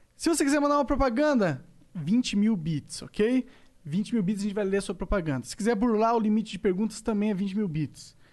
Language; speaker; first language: Portuguese; native; Portuguese